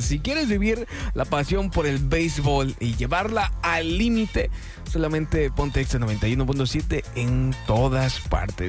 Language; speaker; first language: Spanish; native; Spanish